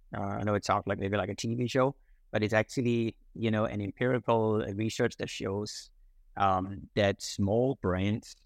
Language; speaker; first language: English; non-native, fluent; Danish